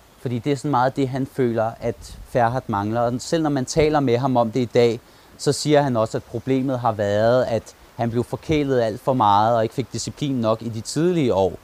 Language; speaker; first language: Danish; early bilingual, other home language; Turkish